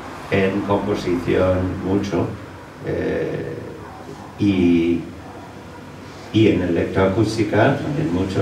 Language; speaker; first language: Spanish; non-native, fluent; English